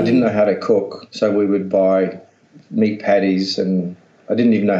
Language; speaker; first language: English; native; English